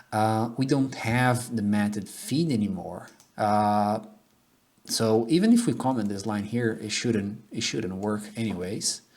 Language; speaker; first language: English; non-native, fluent; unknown